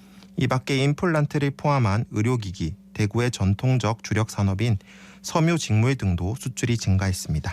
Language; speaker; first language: Korean; native; Korean